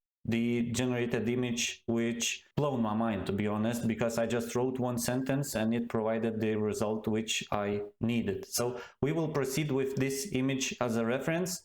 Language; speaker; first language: English; non-native, fluent; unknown